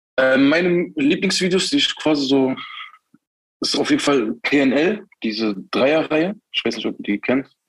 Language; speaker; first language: German; early bilingual, other home language; Turkish